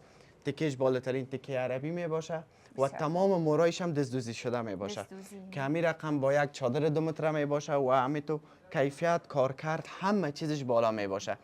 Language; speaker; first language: Persian; native; Persian